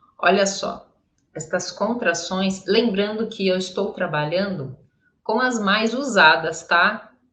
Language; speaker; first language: Portuguese; native; Portuguese